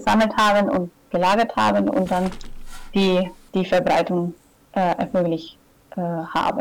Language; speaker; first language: German; non-native, fluent; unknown